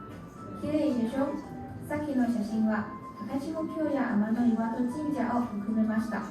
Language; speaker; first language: Japanese; non-native, learner; Chinese